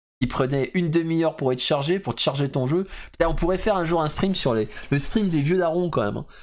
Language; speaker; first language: French; native; French